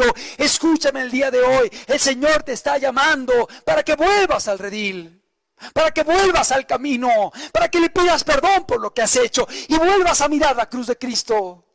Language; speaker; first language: Spanish; native; Spanish